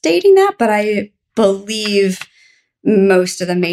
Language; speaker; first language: English; native; English